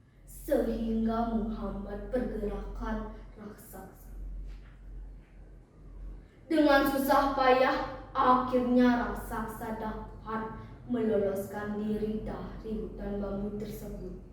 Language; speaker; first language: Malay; non-native, local second language; Balinese